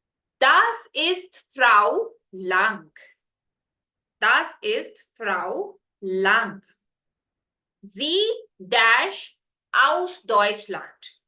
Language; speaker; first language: German; non-native, fluent; Hindi